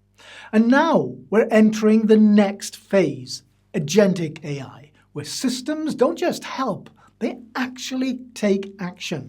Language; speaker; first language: English; native; English